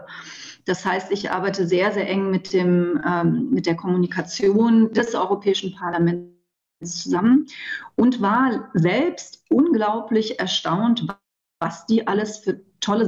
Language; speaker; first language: German; native; German